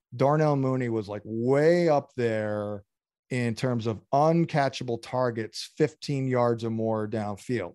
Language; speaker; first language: English; native; English